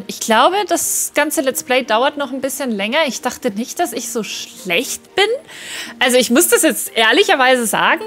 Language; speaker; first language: German; native; German